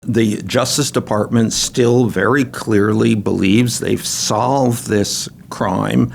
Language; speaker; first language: English; native; English